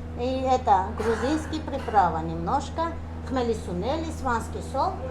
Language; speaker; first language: Russian; non-native, learner; Georgian